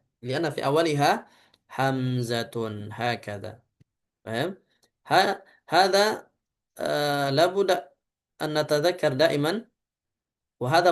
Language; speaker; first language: Arabic; non-native, fluent; Indonesian